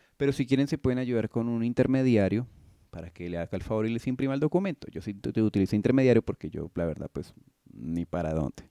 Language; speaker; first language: Spanish; native; Spanish